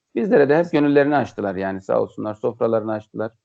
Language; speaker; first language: Turkish; native; Turkish